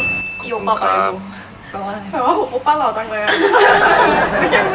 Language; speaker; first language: Korean; non-native, fluent; Thai